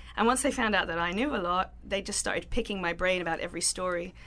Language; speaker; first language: English; native; English